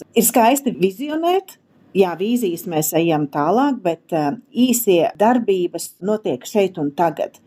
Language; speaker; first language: Latvian; native; Latvian